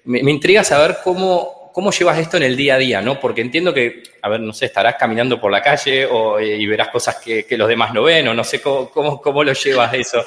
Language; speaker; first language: Spanish; native; Spanish